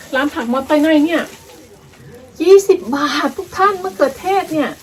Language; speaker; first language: Thai; native; Thai